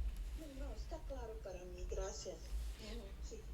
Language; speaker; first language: Spanish; early bilingual, heritage; Spanish